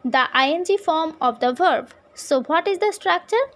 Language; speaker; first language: English; non-native, local second language; Bangla